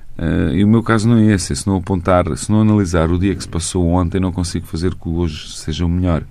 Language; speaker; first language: Portuguese; non-native, fluent; Bosnian